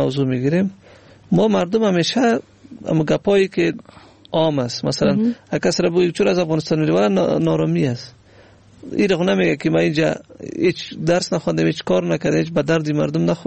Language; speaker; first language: Persian; native; Persian